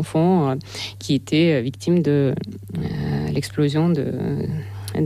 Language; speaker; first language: French; non-native, fluent; Russian